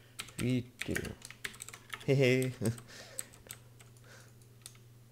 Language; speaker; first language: German; native; German